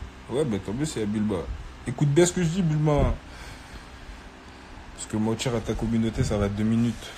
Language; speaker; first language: French; native; French